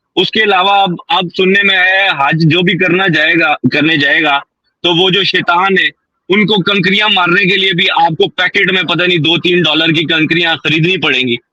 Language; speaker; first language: Urdu; non-native, local second language; Punjabi